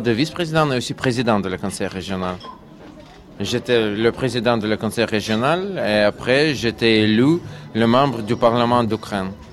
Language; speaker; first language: French; non-native, learner; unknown